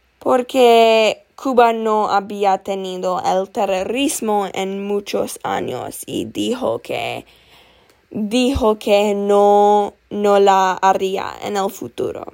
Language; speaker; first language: Spanish; non-native, learner; English